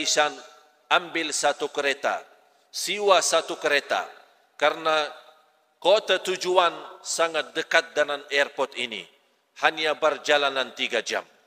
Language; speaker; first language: Malay; non-native, fluent; Arabic